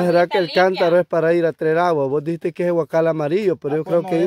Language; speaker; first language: Spanish; native; Spanish